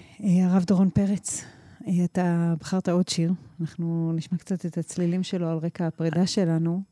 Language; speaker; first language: Hebrew; native; Hebrew